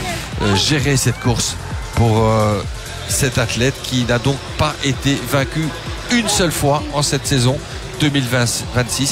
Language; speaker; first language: French; native; French